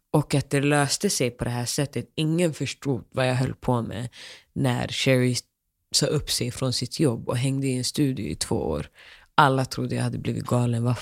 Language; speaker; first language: Swedish; early bilingual, other home language; Somali